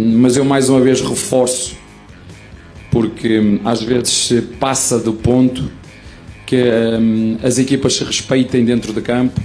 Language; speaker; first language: Portuguese; native; Portuguese